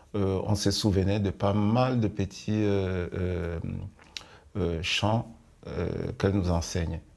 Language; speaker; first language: French; non-native, local second language; Duala